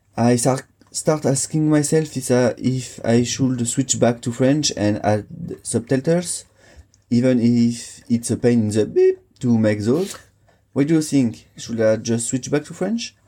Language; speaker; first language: English; non-native, fluent; French